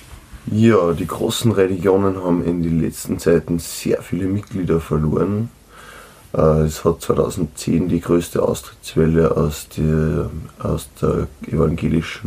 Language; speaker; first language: German; native; German